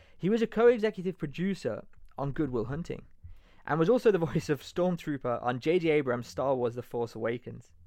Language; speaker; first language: English; native; English